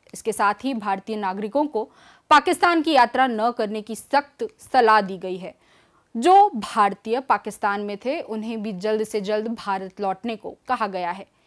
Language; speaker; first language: Hindi; native; Hindi